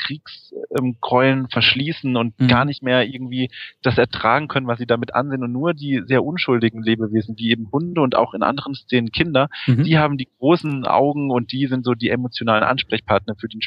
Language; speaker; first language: German; native; German